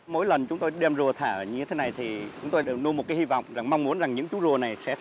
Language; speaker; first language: Vietnamese; native; Vietnamese